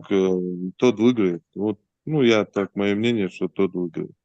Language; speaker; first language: Russian; native; Russian